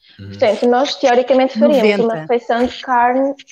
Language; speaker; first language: Portuguese; native; Portuguese